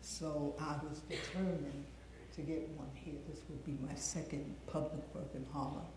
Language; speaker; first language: English; native; English